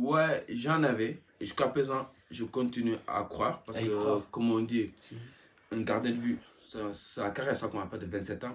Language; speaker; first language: French; non-native, local second language; Wolof